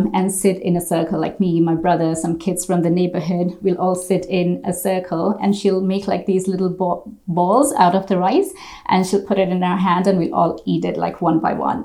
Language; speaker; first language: English; non-native, local second language; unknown